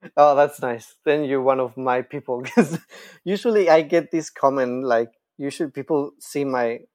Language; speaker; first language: English; non-native, fluent; Spanish